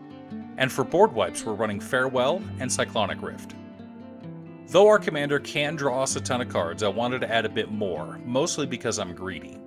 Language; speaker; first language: English; native; English